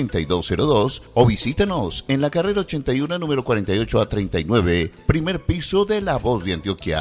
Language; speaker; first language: Spanish; native; Spanish